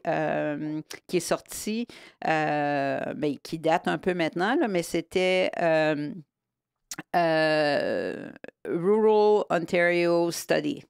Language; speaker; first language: French; native; French